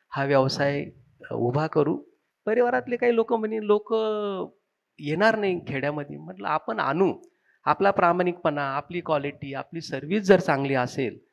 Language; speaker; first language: Marathi; native; Marathi